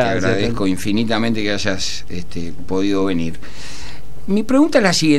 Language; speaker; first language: Spanish; native; Spanish